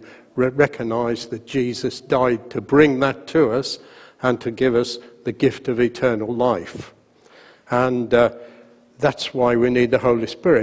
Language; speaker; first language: English; native; English